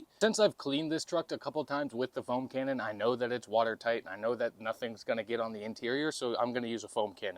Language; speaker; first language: English; native; English